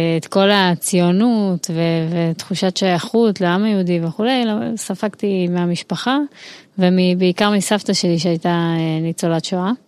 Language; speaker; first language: Hebrew; early bilingual, heritage; Hebrew